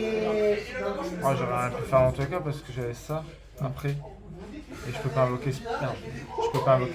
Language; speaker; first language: French; native; French